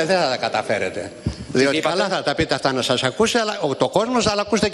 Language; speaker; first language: Greek; native; Greek